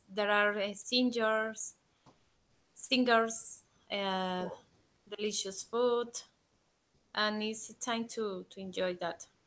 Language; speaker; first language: English; non-native, learner; Spanish